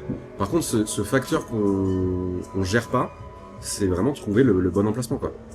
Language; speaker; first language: French; native; French